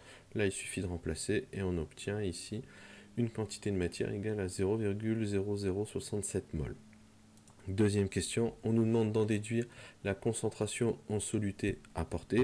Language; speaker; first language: French; native; French